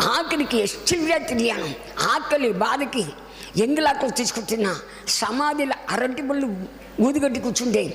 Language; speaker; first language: Telugu; non-native, local second language; Tamil